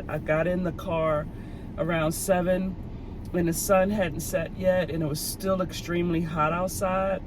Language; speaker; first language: English; native; English